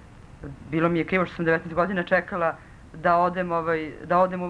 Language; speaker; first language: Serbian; early bilingual, other home language; Russian